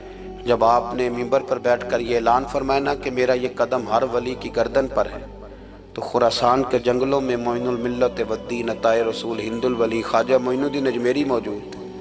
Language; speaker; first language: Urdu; non-native, local second language; Punjabi